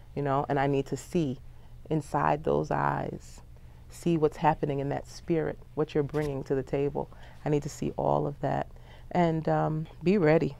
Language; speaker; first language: English; native; English